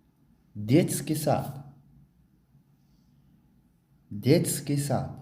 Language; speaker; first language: Russian; non-native, local second language; Tajik